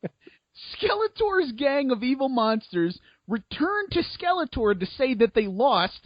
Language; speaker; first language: English; native; English